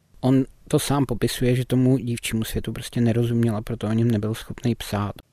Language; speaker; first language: Czech; native; Czech